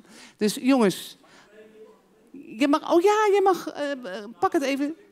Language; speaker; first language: Dutch; native; Dutch